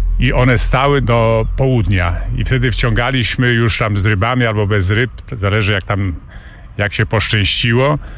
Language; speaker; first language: Polish; non-native, local second language; Kashubian